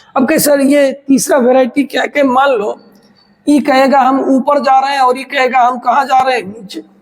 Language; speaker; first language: Hindi; native; Hindi